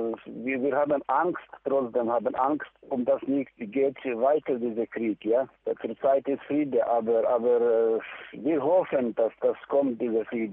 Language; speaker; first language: German; non-native, fluent; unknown